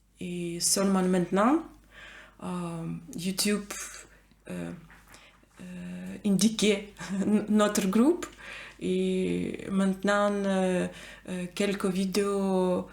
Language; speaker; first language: French; non-native, learner; Ukrainian